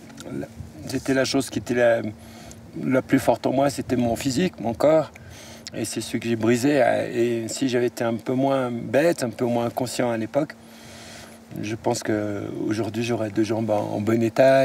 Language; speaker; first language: French; native; French